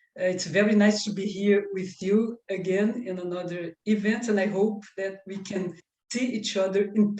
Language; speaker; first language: English; non-native, fluent; Portuguese